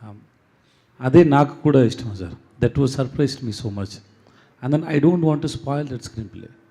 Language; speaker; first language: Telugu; non-native, learner; Tamil